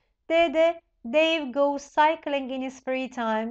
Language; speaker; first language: English; non-native, fluent; Turkish